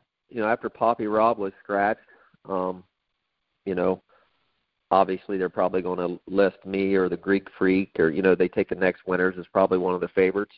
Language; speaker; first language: English; native; English